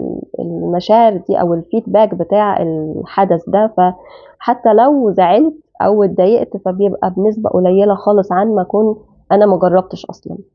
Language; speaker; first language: Arabic; native; Arabic